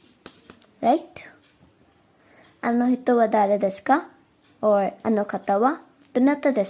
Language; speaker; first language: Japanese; non-native, fluent; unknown